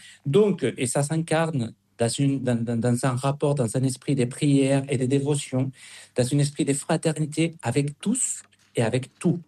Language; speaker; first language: French; non-native, fluent; Spanish